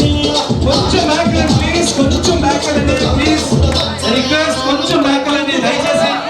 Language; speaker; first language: Telugu; native; Telugu